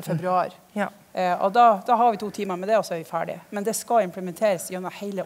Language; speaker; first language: Norwegian; native; Norwegian